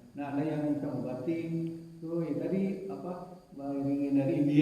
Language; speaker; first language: Indonesian; native; Indonesian